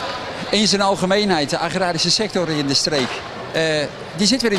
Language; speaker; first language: Dutch; native; Dutch